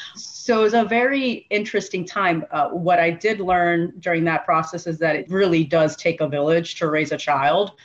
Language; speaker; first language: English; native; English